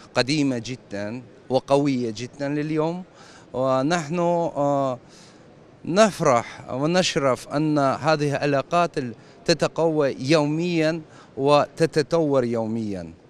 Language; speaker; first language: Arabic; non-native, fluent; Russian